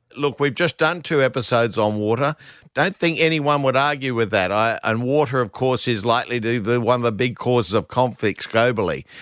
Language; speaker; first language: English; native; English